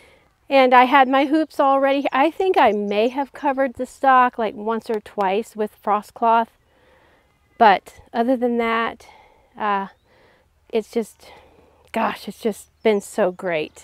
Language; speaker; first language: English; native; English